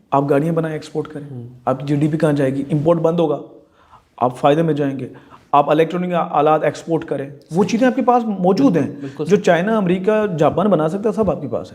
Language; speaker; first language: Urdu; non-native, local second language; Sindhi